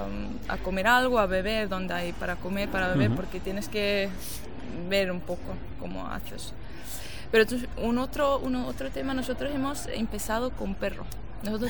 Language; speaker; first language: Spanish; non-native, fluent; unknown